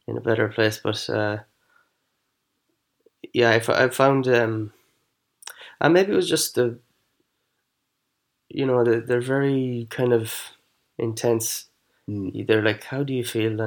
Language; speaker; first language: English; native; English